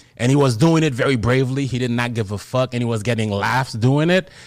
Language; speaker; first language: English; non-native, fluent; Haitian Creole